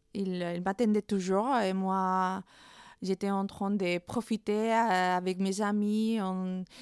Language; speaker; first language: French; non-native, fluent; Spanish